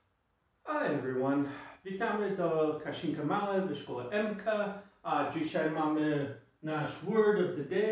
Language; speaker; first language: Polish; non-native, fluent; English